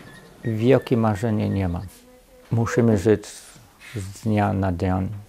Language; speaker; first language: Polish; non-native, fluent; English